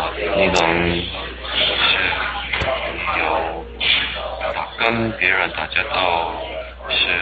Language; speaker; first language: Chinese; non-native, learner; English